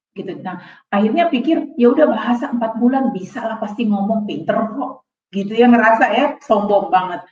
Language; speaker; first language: Indonesian; native; Indonesian